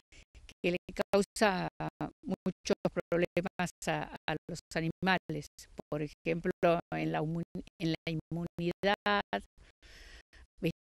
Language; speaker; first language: Spanish; native; Spanish